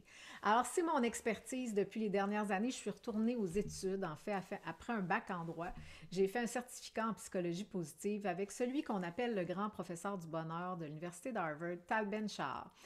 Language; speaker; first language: French; native; French